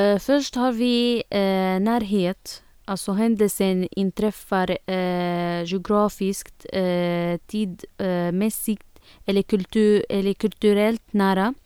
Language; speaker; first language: Swedish; non-native, fluent; Arabic